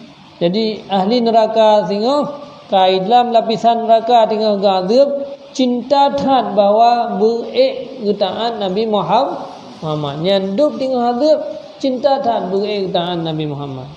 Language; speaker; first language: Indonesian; non-native, local second language; Achinese